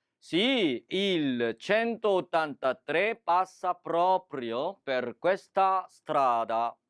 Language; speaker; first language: Italian; non-native, fluent; Korean